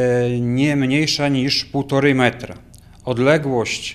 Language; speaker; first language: Polish; native; Polish